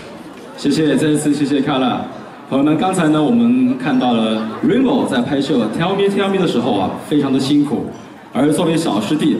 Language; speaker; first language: Chinese; native; Chinese